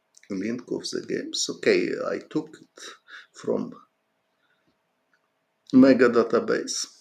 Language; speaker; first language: English; non-native, fluent; Ukrainian